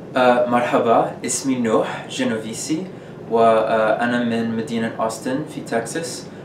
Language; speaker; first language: Arabic; non-native, learner; English